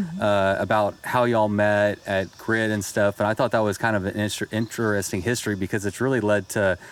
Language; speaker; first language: English; native; English